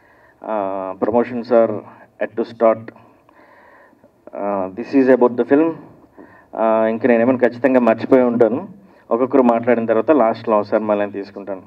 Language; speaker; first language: Telugu; native; Telugu